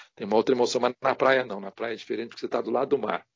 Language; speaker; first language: Portuguese; native; Portuguese